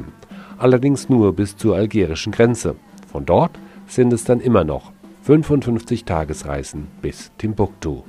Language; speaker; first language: German; native; German